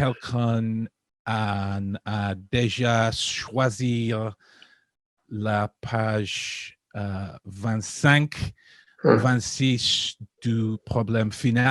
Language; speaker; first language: French; non-native, learner; English